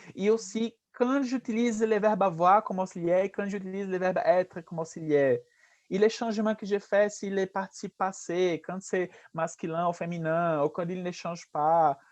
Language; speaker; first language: French; non-native, fluent; Portuguese